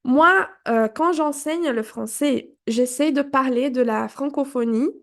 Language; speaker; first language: French; non-native, fluent; Portuguese